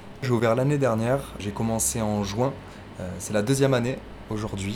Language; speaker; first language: French; native; French